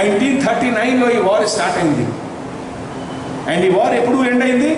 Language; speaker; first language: Telugu; non-native, fluent; Hindi